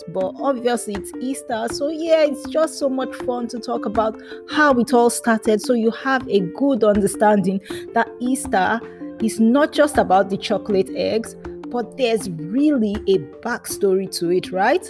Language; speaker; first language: English; non-native, local second language; Yoruba